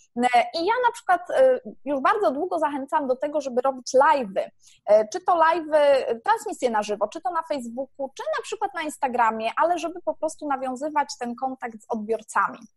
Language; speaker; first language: Polish; native; Polish